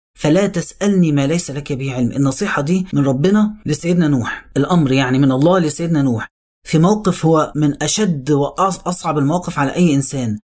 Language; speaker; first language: Arabic; native; Arabic